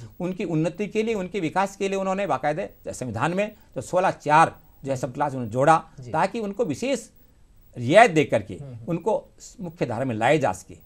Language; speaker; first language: Hindi; native; Hindi